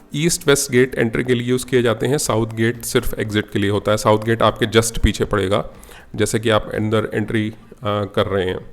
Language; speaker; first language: Hindi; native; Hindi